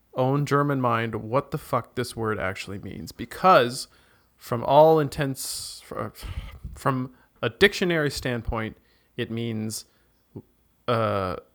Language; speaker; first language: English; native; English